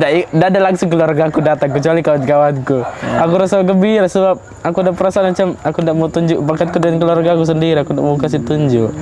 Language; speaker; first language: Malay; early bilingual, other home language; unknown